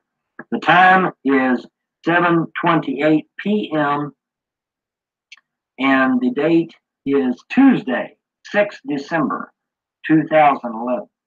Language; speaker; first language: English; native; English